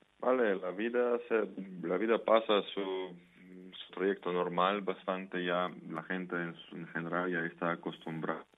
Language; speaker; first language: Spanish; non-native, fluent; Ukrainian